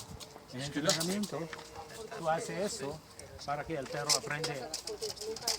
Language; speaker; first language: Spanish; non-native, learner; French